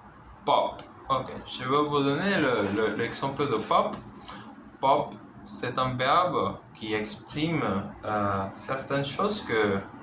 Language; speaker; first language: French; non-native, learner; Spanish